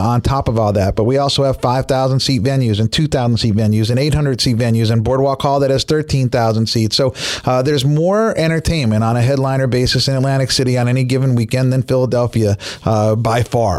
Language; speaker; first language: English; native; English